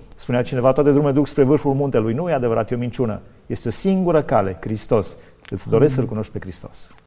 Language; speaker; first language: Romanian; native; Romanian